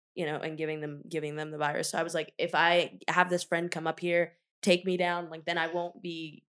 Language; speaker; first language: English; native; English